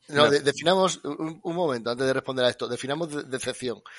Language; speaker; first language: Spanish; native; Spanish